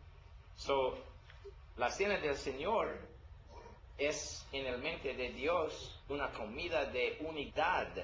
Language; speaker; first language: Spanish; non-native, learner; English